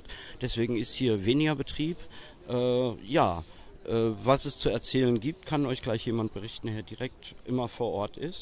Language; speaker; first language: German; native; German